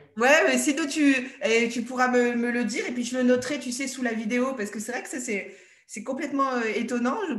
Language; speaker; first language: French; native; French